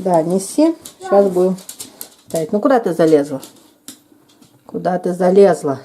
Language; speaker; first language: Russian; native; Russian